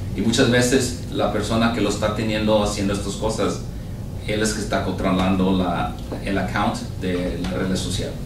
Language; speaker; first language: Spanish; early bilingual, heritage; Spanish